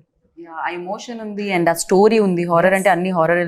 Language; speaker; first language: Telugu; native; Telugu